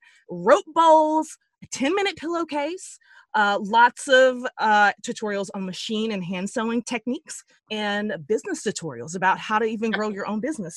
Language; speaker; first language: English; native; English